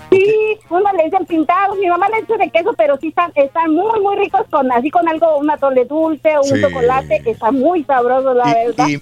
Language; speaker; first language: Spanish; native; Spanish